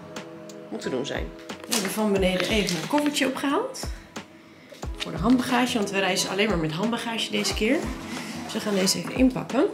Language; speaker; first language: Dutch; native; Dutch